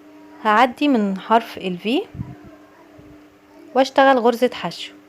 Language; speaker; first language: Arabic; native; Arabic